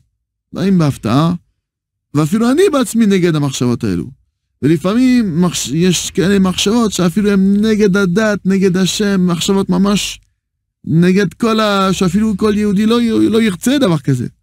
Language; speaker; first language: Hebrew; non-native, fluent; French